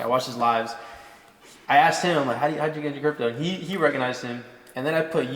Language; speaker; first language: English; native; English